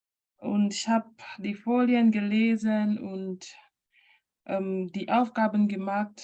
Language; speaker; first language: German; non-native, fluent; French